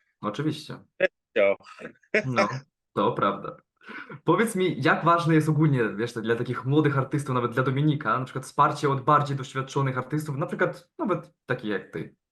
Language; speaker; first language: Polish; native; Polish